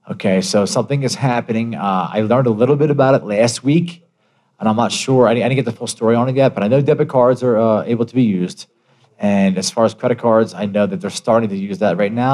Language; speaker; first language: English; early bilingual, other home language; Italian